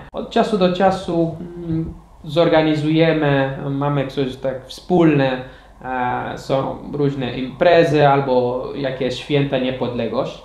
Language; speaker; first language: Polish; non-native, fluent; Portuguese